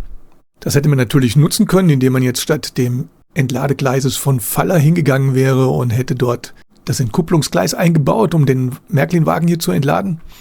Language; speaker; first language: German; native; German